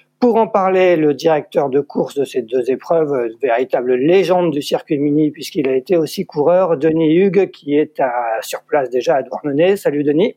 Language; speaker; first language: French; native; French